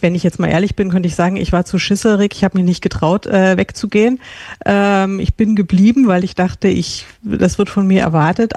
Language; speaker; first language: German; native; German